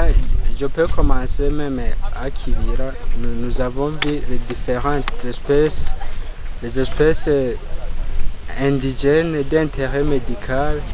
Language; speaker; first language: French; non-native, local second language; Rundi